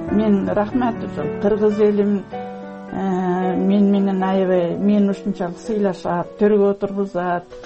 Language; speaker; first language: Kyrgyz; non-native, local second language; Russian